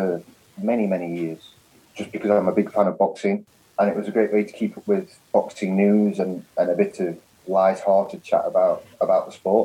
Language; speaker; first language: English; native; English